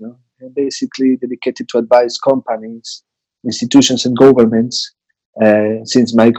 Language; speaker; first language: English; non-native, fluent; Spanish